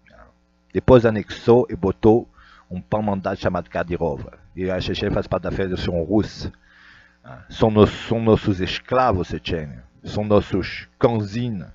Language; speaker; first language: Portuguese; non-native, fluent; Russian